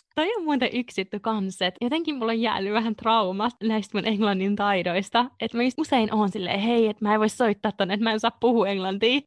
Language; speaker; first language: Finnish; native; Finnish